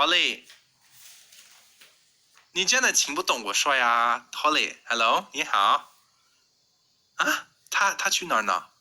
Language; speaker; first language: Chinese; non-native, learner; English